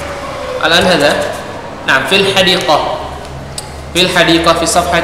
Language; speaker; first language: Arabic; non-native, fluent; Indonesian